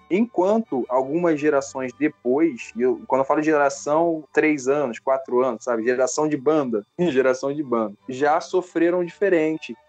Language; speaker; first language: Portuguese; native; Portuguese